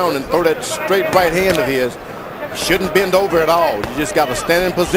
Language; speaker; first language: English; native; English